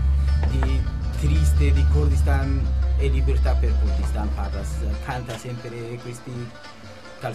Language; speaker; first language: Italian; non-native, local second language; Kurdish